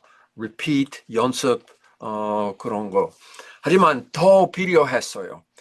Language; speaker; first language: Korean; non-native, learner; English